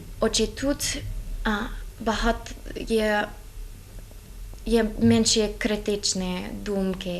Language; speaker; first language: Ukrainian; non-native, learner; English